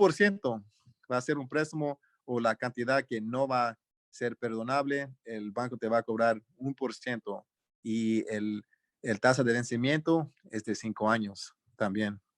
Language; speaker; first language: Spanish; early bilingual, heritage; Spanish